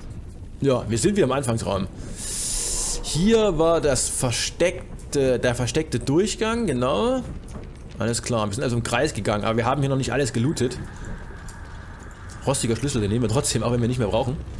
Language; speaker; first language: German; native; German